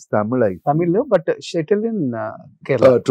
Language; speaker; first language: Telugu; native; Telugu